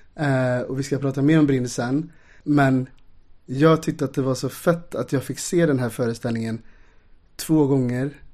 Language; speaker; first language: Swedish; native; Swedish